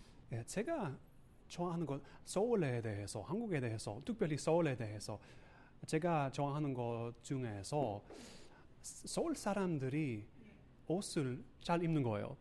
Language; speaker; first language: Korean; non-native, learner; English